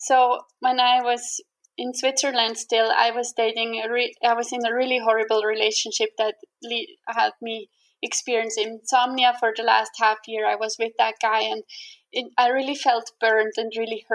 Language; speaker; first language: English; non-native, fluent; Swiss German